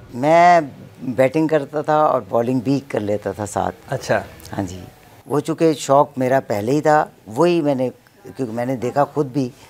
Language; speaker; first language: Urdu; non-native, local second language; Punjabi